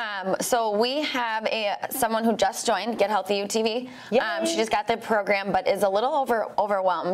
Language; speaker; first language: English; native; English